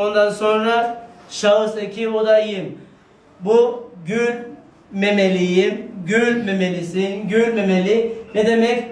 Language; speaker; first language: Turkish; non-native, fluent; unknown